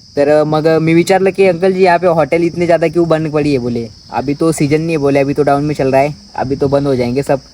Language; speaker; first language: Hindi; non-native, local second language; Marathi